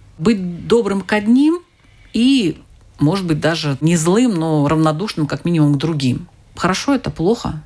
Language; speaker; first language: Russian; native; Russian